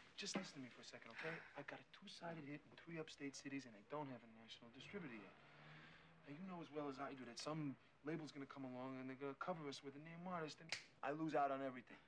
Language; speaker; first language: English; native; English